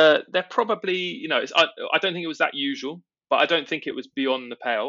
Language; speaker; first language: English; native; English